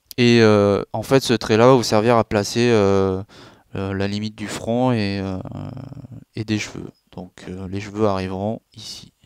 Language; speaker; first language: French; native; French